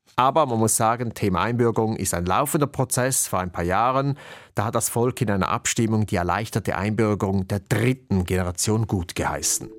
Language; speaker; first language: German; native; German